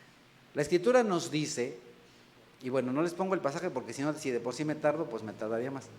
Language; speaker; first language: Spanish; native; Spanish